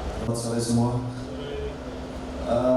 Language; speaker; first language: Indonesian; non-native, learner; Dutch